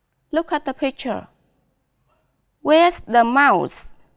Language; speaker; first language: English; non-native, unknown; Vietnamese